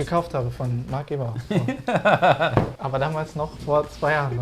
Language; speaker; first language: German; native; German